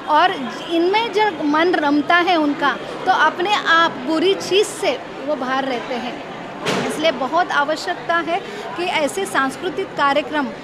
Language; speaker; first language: Hindi; non-native, local second language; Marathi